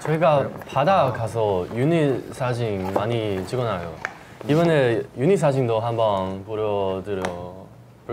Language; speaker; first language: Korean; non-native, fluent; Chinese